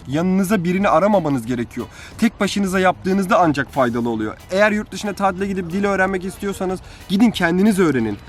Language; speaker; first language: Turkish; native; Turkish